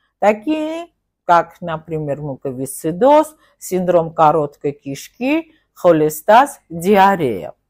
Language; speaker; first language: Russian; non-native, local second language; Armenian